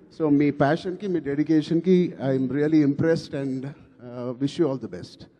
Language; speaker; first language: Telugu; native; Telugu